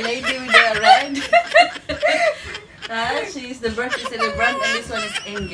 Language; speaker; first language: English; non-native, learner; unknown